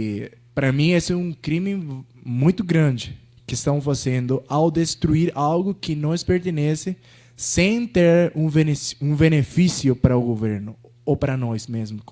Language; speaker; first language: Portuguese; non-native, fluent; Spanish